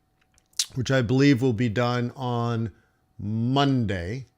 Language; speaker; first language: English; native; English